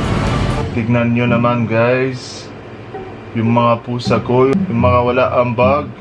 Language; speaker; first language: Filipino; non-native, learner; Arabic